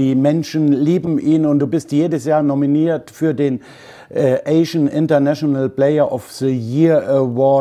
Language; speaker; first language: German; native; German